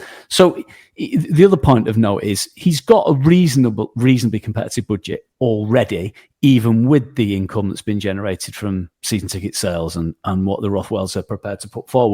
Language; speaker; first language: English; native; English